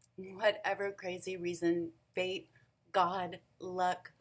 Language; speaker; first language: English; native; English